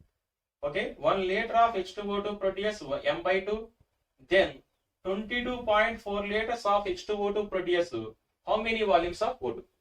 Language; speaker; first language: English; non-native, local second language; Telugu